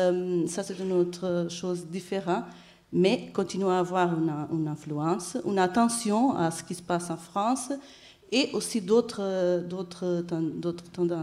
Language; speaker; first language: French; non-native, fluent; Portuguese